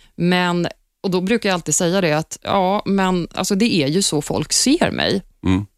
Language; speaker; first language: Swedish; early bilingual, other home language; Turkish